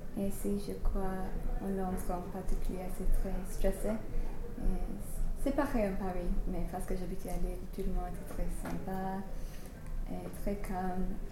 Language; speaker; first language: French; non-native, learner; English